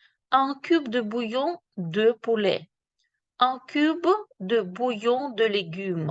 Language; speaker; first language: French; non-native, fluent; Ukrainian